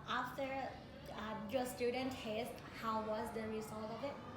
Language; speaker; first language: English; non-native, learner; Thai